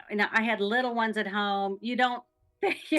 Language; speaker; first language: English; native; English